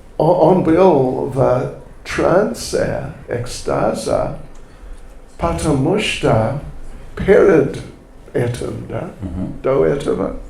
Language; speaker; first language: Russian; non-native, learner; English